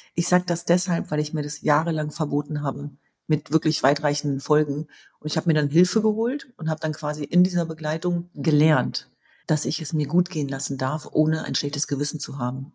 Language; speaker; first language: German; early bilingual, other home language; Kurdish